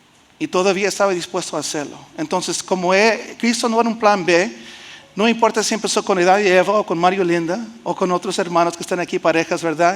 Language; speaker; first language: Spanish; early bilingual, heritage; Spanish